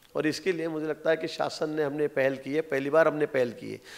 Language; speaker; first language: Hindi; non-native, local second language; Marathi